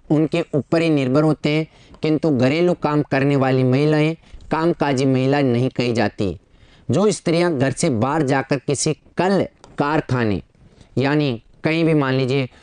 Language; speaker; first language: Hindi; native; Hindi